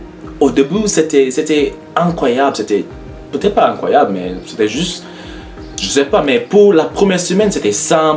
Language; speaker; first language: French; non-native, learner; English